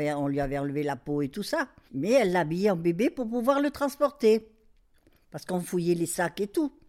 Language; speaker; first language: French; native; French